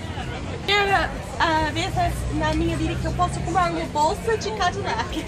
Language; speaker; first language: Portuguese; non-native, fluent; English